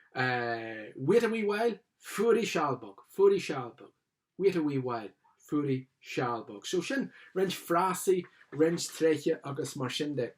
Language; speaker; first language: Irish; non-native, local second language; English